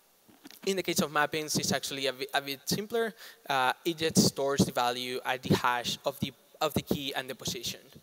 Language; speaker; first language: English; non-native, fluent; Spanish